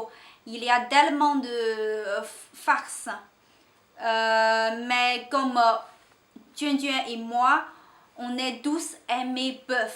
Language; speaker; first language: French; non-native, learner; Chinese